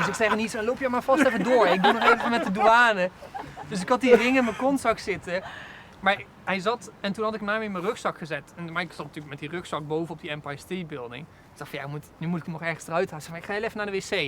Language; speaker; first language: Dutch; native; Dutch